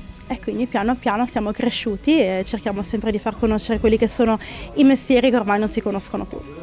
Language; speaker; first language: Italian; native; Italian